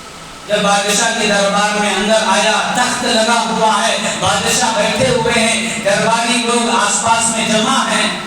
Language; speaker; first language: Urdu; native; Urdu